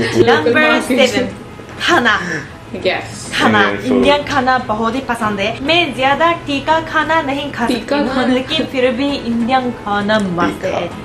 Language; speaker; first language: Hindi; non-native, fluent; Japanese